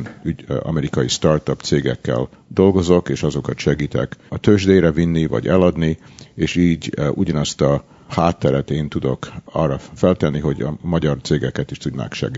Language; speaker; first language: Hungarian; early bilingual, heritage; Hungarian